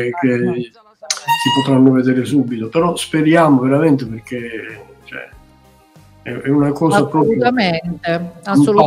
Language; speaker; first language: Italian; native; Italian